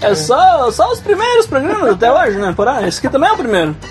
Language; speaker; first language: Portuguese; native; Portuguese